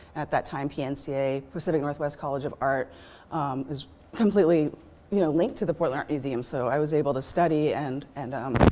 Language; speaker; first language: English; native; English